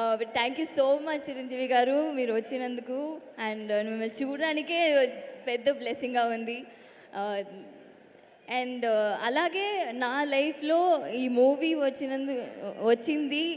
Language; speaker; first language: Telugu; non-native, learner; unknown